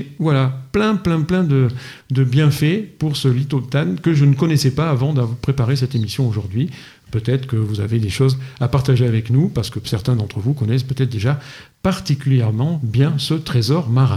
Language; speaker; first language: French; native; French